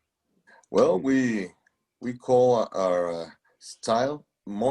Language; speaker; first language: English; non-native, learner; Spanish